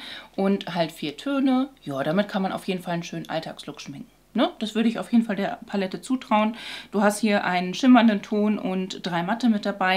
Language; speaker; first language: German; native; German